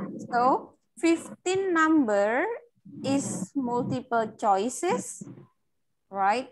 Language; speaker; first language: English; non-native, fluent; Indonesian